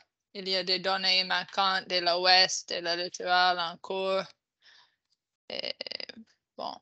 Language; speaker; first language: French; non-native, fluent; English